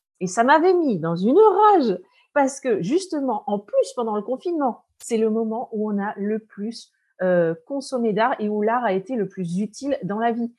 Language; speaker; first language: French; native; French